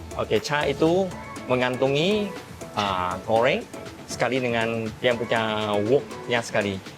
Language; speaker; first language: Malay; non-native, local second language; Min Nan Chinese